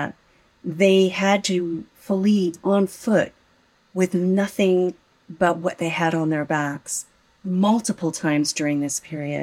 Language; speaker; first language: English; native; English